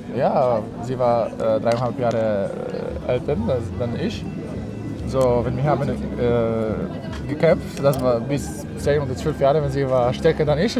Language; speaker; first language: German; non-native, learner; Polish